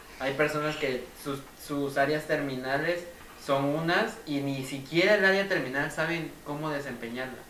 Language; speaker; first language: Spanish; native; Spanish